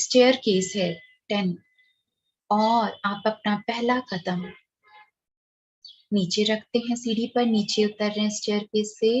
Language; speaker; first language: Hindi; native; Hindi